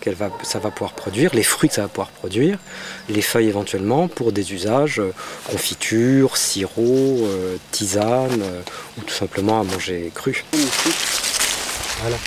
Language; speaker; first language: French; native; French